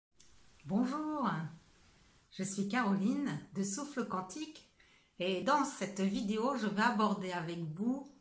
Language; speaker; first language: French; native; French